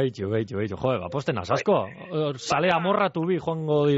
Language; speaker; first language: Basque; native; Basque